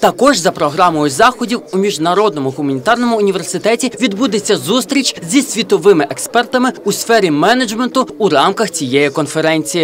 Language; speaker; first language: Ukrainian; native; Ukrainian